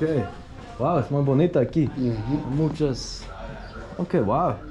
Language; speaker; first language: Spanish; non-native, learner; English